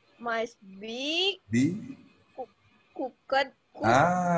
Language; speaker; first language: English; non-native, learner; Indonesian